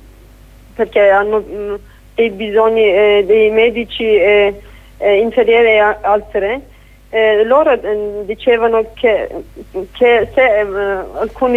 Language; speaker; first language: Italian; non-native, fluent; Kurdish